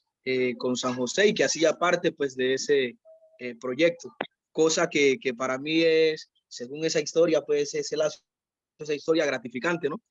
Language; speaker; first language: Spanish; native; Spanish